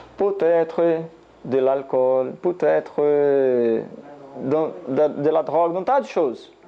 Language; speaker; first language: French; non-native, learner; Portuguese